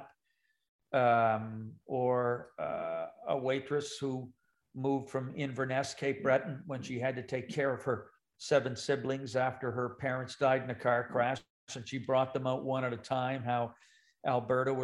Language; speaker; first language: English; native; English